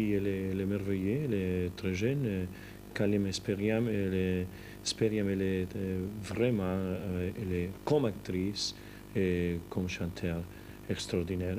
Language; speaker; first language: French; non-native, fluent; Spanish